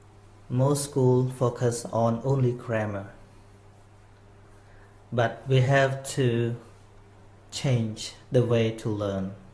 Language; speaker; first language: English; non-native, fluent; Khmer